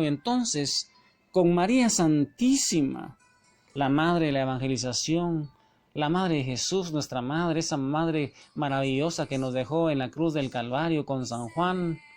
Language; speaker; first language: Spanish; native; Spanish